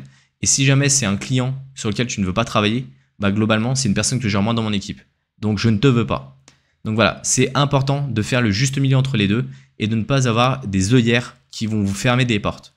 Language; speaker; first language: French; native; French